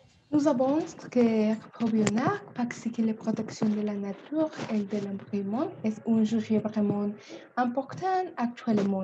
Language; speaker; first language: French; non-native, learner; Spanish